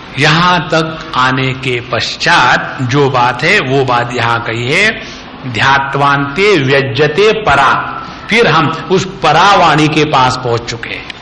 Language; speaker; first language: Hindi; non-native, local second language; Marathi